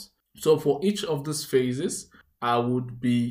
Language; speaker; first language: English; non-native, local second language; Igbo